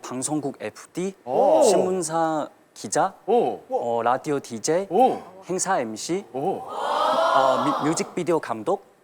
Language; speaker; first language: Korean; non-native, fluent; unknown